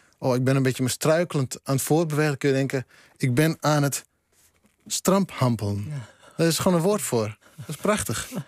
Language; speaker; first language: Dutch; non-native, local second language; Western Frisian